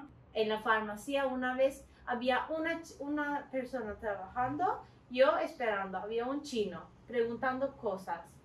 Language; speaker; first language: Spanish; non-native, learner; Turkish